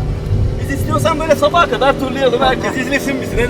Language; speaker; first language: Turkish; native; Turkish